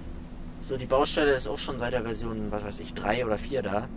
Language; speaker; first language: German; native; German